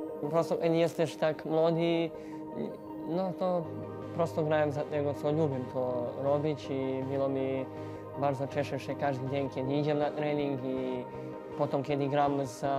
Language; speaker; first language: Polish; non-native, learner; Serbian